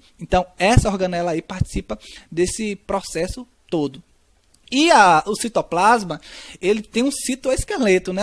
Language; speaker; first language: Portuguese; native; Portuguese